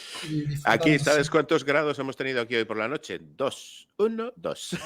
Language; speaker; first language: Spanish; native; Spanish